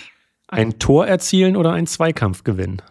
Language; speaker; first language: German; native; German